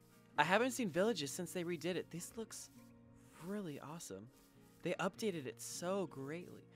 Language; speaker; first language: English; native; English